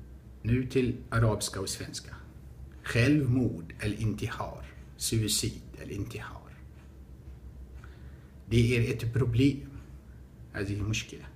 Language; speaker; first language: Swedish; non-native, fluent; Arabic